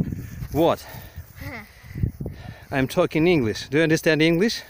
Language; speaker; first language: English; non-native, learner; Ukrainian